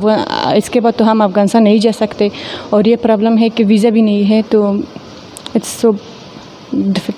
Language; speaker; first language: Hindi; non-native, fluent; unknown